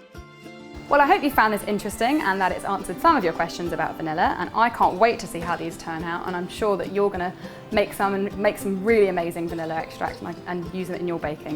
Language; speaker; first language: English; native; English